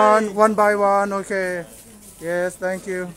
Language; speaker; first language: English; non-native, learner; Thai